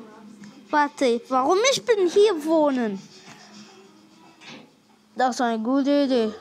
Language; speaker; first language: German; non-native, learner; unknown